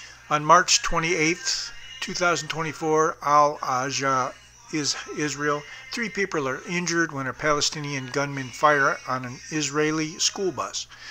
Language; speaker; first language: English; native; English